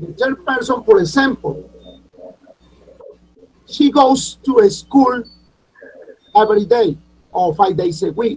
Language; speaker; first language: English; non-native, learner; Spanish